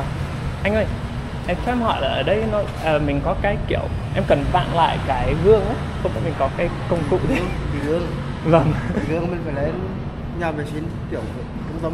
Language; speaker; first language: Vietnamese; non-native, fluent; English